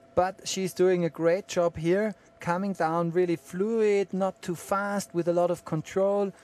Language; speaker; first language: English; non-native, fluent; German